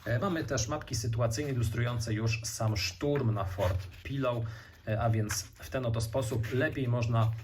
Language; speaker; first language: Polish; native; Polish